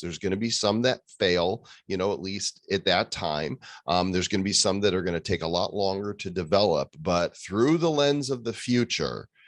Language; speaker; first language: English; native; English